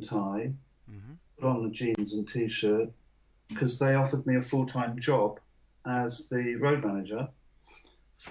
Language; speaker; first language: English; native; English